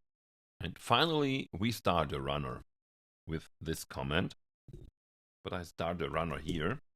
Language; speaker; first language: English; non-native, fluent; German